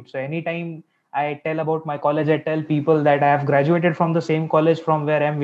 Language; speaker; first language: English; non-native, local second language; Marathi